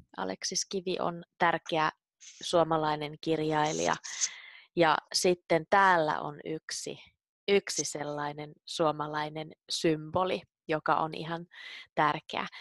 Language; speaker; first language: Finnish; native; Finnish